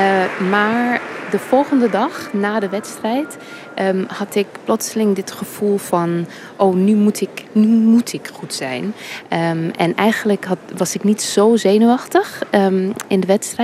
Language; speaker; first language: Dutch; early bilingual, heritage; English